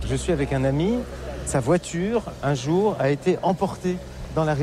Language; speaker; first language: French; native; French